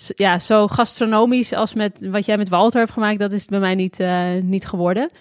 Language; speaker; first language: Dutch; native; Dutch